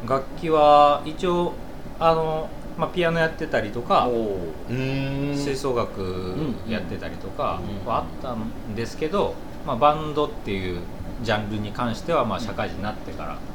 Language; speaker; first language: Japanese; native; Japanese